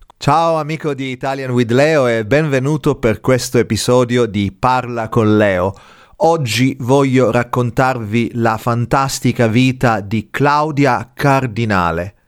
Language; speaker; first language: Italian; native; Italian